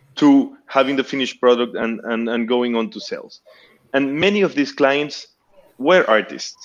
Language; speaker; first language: English; non-native, fluent; Spanish